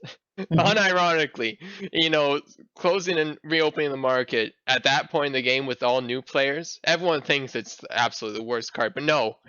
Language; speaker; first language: English; native; English